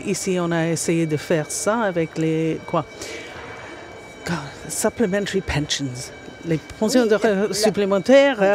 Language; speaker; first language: French; non-native, fluent; English